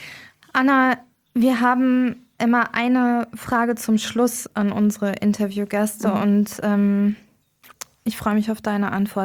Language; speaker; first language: German; native; German